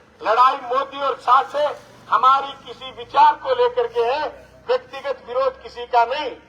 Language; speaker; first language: Hindi; native; Hindi